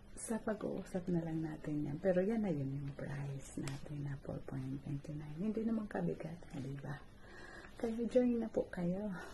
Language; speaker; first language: Filipino; non-native, local second language; Cebuano